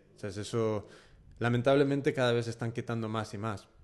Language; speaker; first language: Spanish; early bilingual, heritage; Spanish